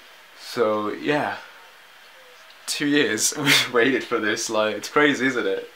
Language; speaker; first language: English; native; English